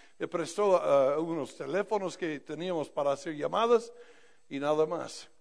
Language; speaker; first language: Spanish; non-native, fluent; English